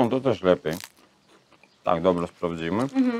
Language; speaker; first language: Polish; non-native, learner; Russian